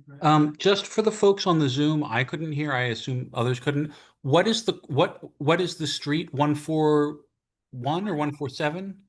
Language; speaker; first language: English; native; English